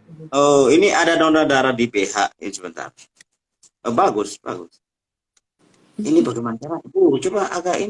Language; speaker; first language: Indonesian; native; Indonesian